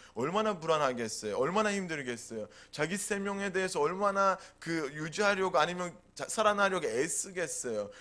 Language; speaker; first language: Korean; non-native, fluent; Turkish